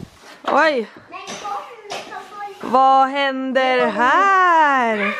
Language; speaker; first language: Swedish; native; Swedish